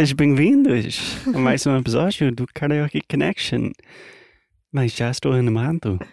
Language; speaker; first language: Portuguese; non-native, fluent; English